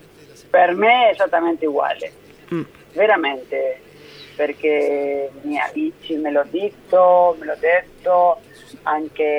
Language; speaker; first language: Italian; early bilingual, heritage; Spanish